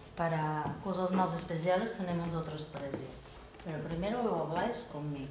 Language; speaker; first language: Spanish; native; Spanish